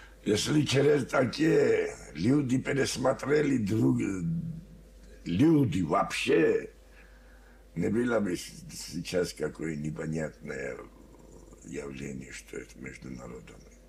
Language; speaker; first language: Russian; non-native, learner; Georgian